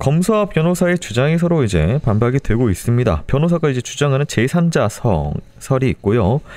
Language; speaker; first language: Korean; native; Korean